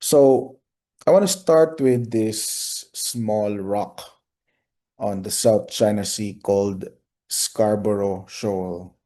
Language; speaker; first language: English; non-native, local second language; Filipino